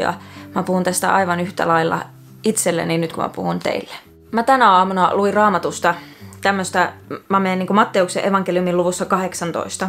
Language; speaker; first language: Finnish; native; Finnish